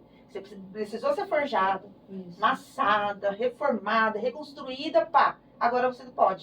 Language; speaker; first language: Portuguese; native; Portuguese